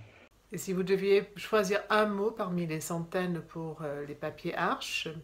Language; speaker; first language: French; native; French